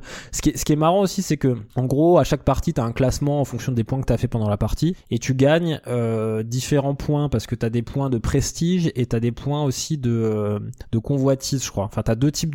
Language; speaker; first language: French; native; French